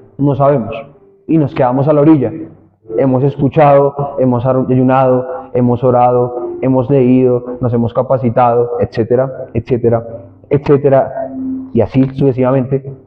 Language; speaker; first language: Spanish; native; Spanish